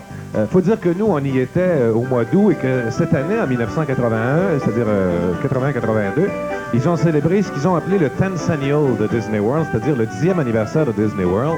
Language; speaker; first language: French; native; French